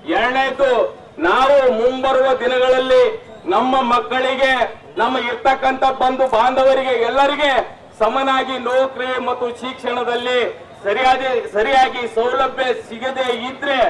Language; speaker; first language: Kannada; non-native, local second language; Lambadi